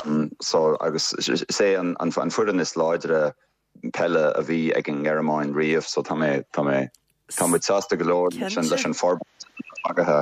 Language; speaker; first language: Irish; non-native, fluent; German